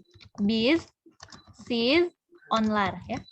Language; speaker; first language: Turkish; non-native, fluent; Indonesian